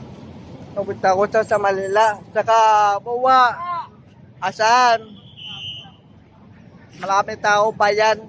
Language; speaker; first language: Filipino; non-native, learner; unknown